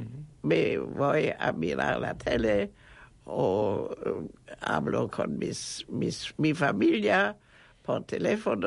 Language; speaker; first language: Spanish; non-native, fluent; German